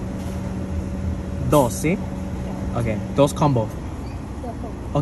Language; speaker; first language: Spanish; non-native, learner; English